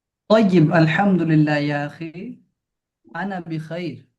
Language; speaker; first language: Arabic; non-native, learner; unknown